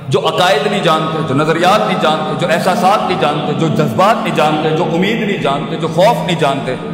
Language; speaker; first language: Urdu; non-native, local second language; Punjabi